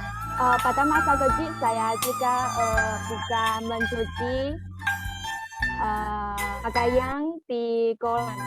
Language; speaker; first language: Indonesian; non-native, learner; Chinese